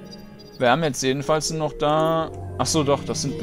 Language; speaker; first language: German; native; German